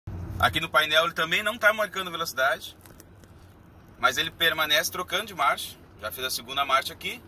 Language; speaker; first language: Portuguese; native; Portuguese